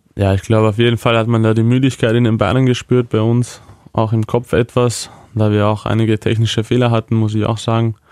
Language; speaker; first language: German; early bilingual, other home language; Croatian